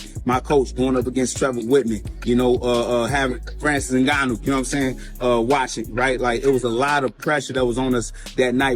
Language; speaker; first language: English; native; English